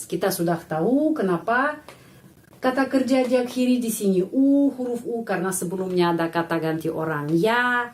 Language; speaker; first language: Indonesian; non-native, fluent; Russian